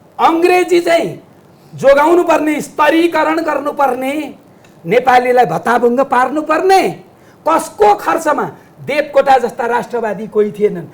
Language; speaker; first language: Nepali; native; Nepali